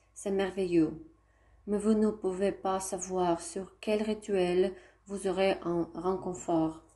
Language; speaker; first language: French; non-native, fluent; Russian